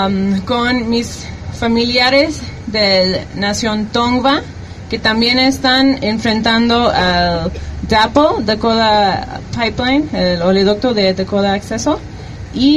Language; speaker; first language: Spanish; early bilingual, heritage; Spanish